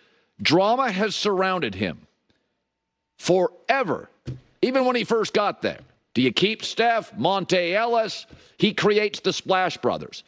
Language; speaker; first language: English; native; English